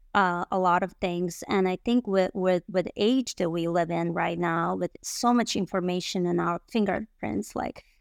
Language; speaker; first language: English; non-native, fluent; Bosnian